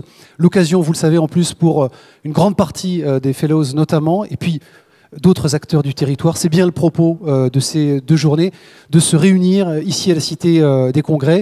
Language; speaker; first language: French; native; French